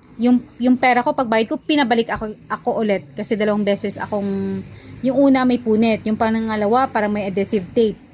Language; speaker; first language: Filipino; non-native, local second language; Cebuano